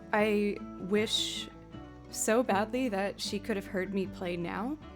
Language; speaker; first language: English; native; English